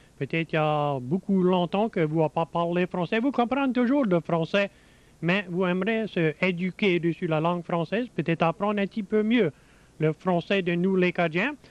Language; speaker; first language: French; early bilingual, heritage; French